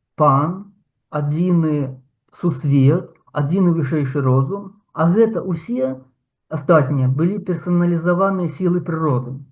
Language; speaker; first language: Belarusian; non-native, local second language; Russian